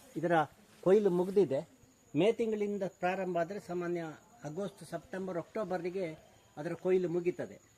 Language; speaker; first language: Kannada; non-native, local second language; Tulu